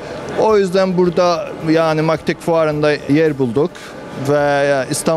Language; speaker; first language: Turkish; non-native, learner; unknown